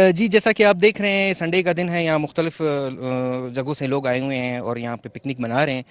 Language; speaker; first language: Urdu; non-native, local second language; Pashto